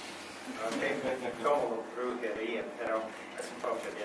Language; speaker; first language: Spanish; non-native, learner; English